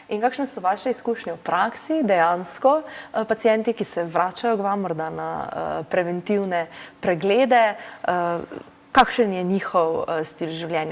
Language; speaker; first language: Slovenian; native; Slovenian